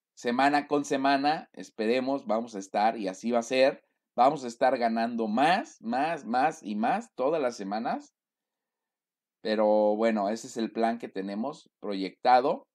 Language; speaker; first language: Spanish; native; Spanish